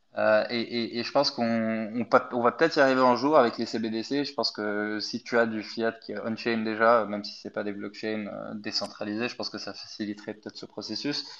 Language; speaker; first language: French; non-native, fluent; Arabic